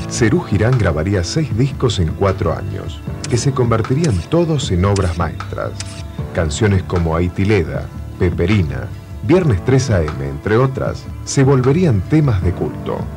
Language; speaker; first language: Spanish; native; Spanish